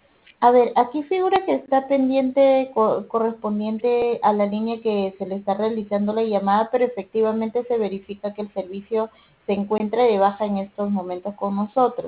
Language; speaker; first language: Spanish; native; Spanish